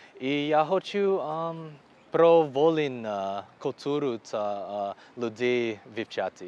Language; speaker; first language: Ukrainian; non-native, learner; English